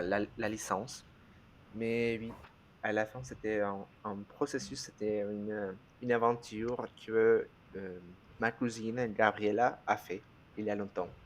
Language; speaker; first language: French; non-native, fluent; Spanish